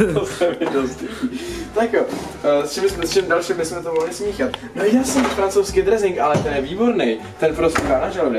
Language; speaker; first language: Czech; native; Czech